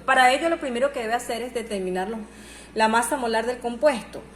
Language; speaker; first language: Spanish; native; Spanish